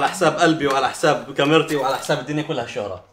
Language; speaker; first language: Arabic; native; Arabic